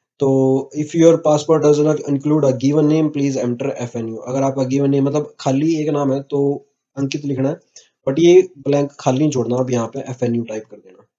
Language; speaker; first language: Hindi; native; Hindi